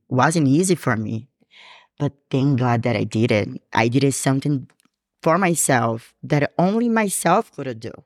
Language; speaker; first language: English; non-native, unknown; Portuguese